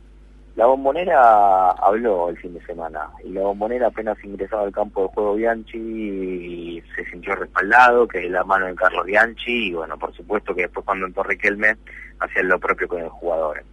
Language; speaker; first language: Spanish; native; Spanish